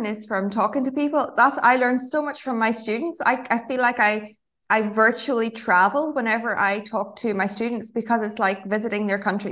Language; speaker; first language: English; native; English